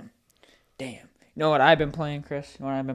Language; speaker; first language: English; native; English